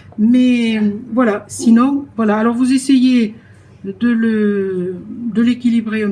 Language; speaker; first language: French; native; French